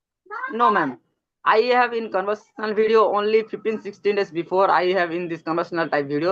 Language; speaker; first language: English; non-native, learner; Odia